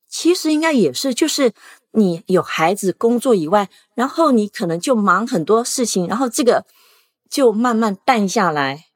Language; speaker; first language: Chinese; native; Chinese